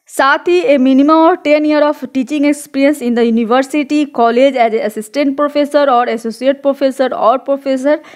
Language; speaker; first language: Hindi; native; Hindi